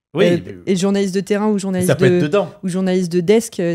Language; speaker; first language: French; native; French